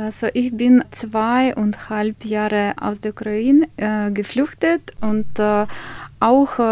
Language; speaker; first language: German; non-native, learner; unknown